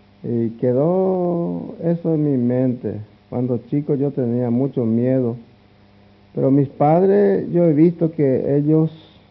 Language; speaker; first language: Spanish; non-native, local second language; Guarani